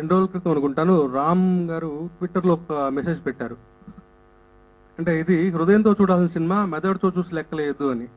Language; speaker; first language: Telugu; native; Telugu